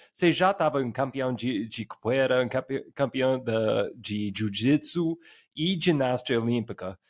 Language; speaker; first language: Portuguese; non-native, fluent; English